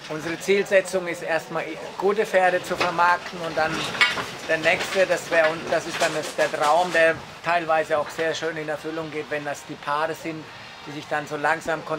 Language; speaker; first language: German; native; German